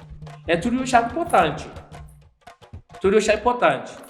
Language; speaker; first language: Portuguese; non-native, learner; Yoruba